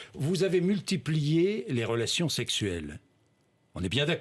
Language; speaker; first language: French; native; French